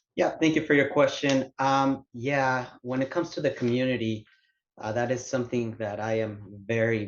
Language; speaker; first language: English; non-native, fluent; Spanish